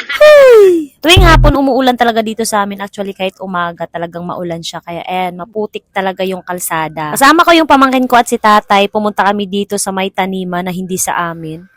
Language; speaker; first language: Filipino; non-native, local second language; Hiligaynon